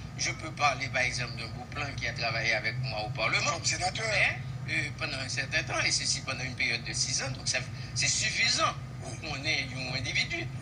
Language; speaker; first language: French; non-native, local second language; Haitian Creole